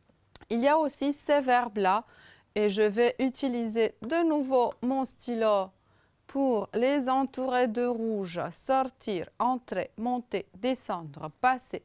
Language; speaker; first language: French; non-native, fluent; Romanian